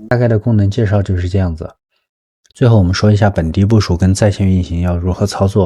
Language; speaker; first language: Chinese; native; Chinese